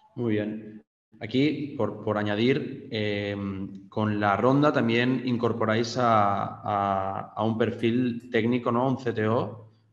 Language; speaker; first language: Spanish; native; Spanish